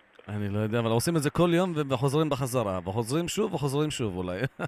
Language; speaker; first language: Hebrew; native; Hebrew